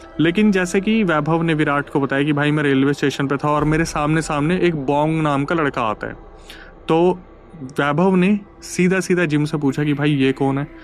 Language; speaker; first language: Hindi; native; Hindi